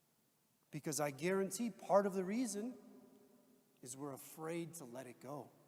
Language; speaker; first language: English; native; English